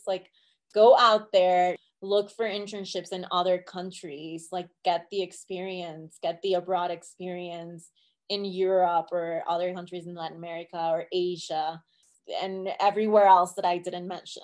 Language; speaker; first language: English; non-native, fluent; Spanish